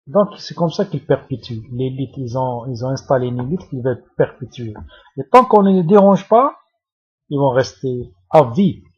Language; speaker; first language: French; non-native, local second language; Arabic